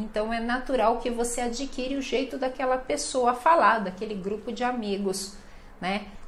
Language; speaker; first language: Portuguese; native; Portuguese